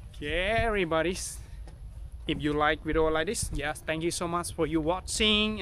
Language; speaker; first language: English; non-native, learner; Thai